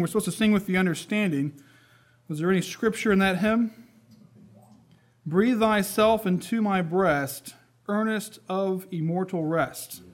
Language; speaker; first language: English; native; English